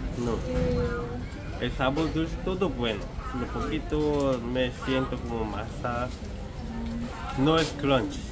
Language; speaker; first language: Spanish; non-native, learner; Korean